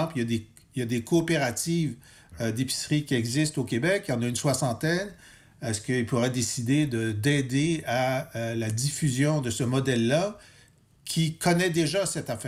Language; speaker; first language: French; native; French